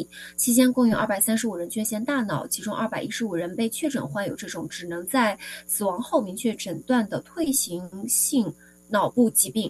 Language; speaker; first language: Chinese; native; Chinese